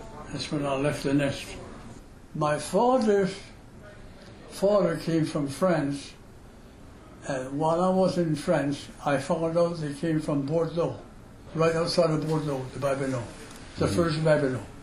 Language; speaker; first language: English; non-native, fluent; French